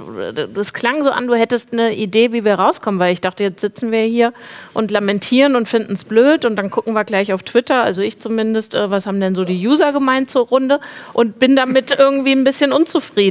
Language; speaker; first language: German; native; German